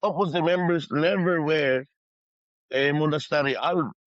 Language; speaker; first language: English; non-native, local second language; Filipino